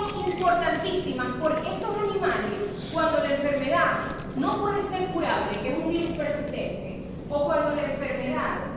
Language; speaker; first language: Spanish; native; Spanish